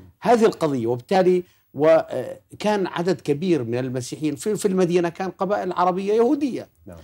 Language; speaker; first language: Arabic; native; Arabic